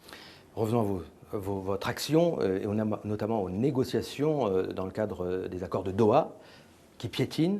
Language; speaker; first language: French; native; French